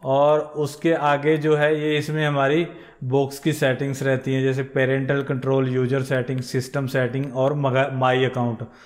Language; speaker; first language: Hindi; non-native, local second language; Punjabi